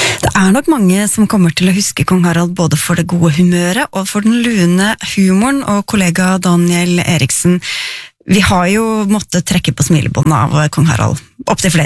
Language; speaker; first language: Norwegian; native; Norwegian